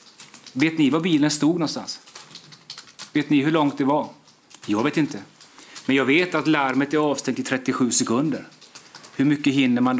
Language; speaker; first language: Swedish; native; Swedish